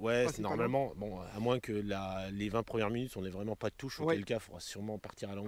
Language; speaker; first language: French; native; French